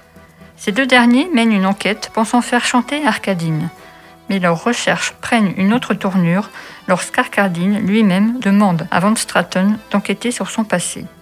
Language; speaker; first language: French; native; French